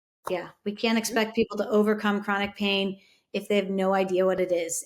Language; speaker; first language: English; native; English